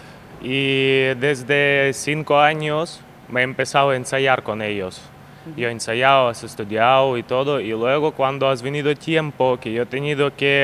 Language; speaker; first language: Spanish; non-native, learner; Ukrainian